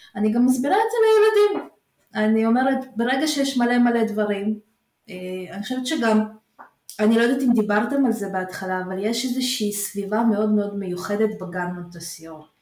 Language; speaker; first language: Hebrew; early bilingual, other home language; Russian